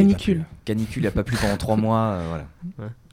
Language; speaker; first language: French; native; French